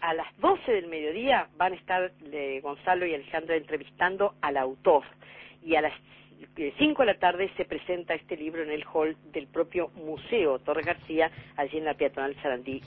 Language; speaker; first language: Spanish; native; Spanish